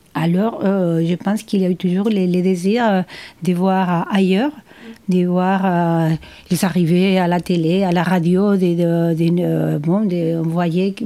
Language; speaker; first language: French; non-native, fluent; Spanish